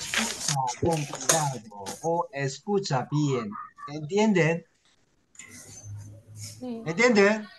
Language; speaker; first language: Spanish; non-native, learner; Korean